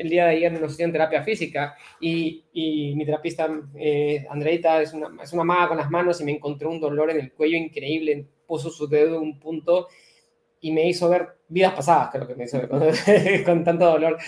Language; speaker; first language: Spanish; native; Spanish